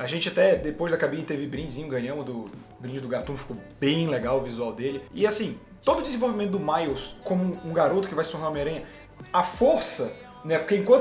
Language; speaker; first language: Portuguese; native; Portuguese